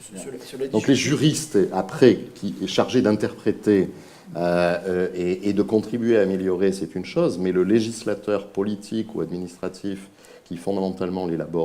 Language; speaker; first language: French; native; French